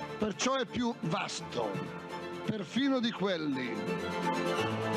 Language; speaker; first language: Italian; native; Italian